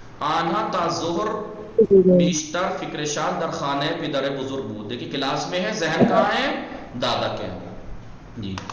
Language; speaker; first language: Urdu; native; Urdu